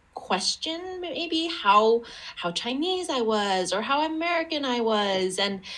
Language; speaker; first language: English; early bilingual, other home language; Chinese